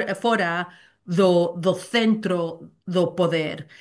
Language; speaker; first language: Portuguese; non-native, learner; Welsh